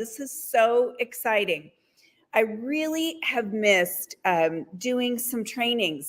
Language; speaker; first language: English; native; English